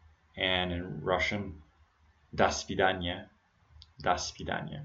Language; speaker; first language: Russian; non-native, learner; English